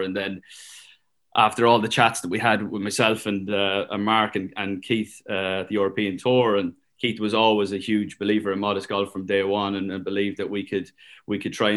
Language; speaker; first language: English; native; English